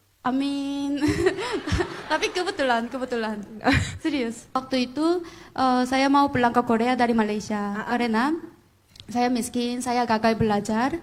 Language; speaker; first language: Indonesian; non-native, fluent; Korean